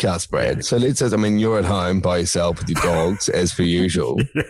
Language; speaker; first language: English; native; English